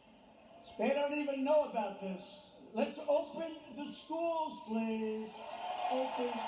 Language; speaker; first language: English; native; English